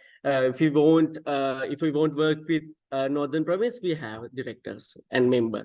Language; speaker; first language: English; non-native, local second language; Sinhala